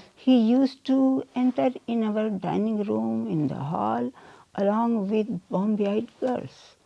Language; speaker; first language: English; non-native, local second language; Urdu